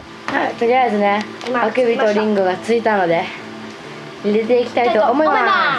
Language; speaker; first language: Japanese; native; Japanese